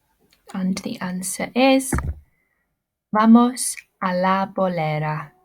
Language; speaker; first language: Spanish; non-native, fluent; English